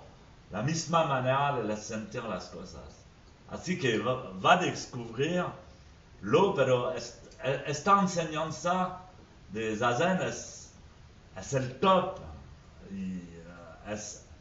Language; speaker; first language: Spanish; non-native, fluent; French